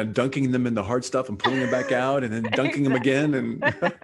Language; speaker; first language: English; native; English